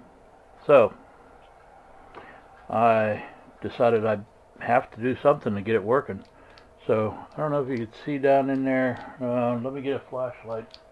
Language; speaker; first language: English; native; English